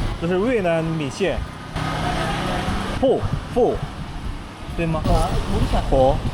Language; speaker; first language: Chinese; non-native, learner; Korean